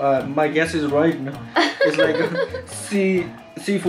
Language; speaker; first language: English; non-native, learner; Urdu